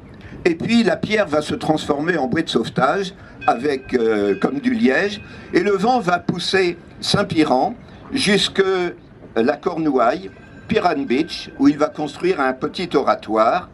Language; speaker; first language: French; native; French